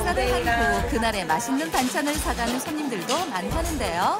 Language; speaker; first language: Korean; native; Korean